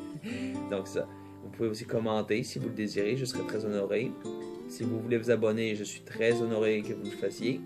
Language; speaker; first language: French; native; French